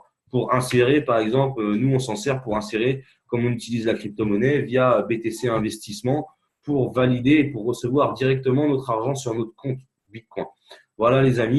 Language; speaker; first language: French; native; French